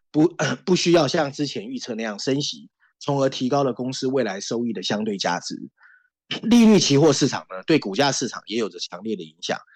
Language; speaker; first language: Chinese; native; Chinese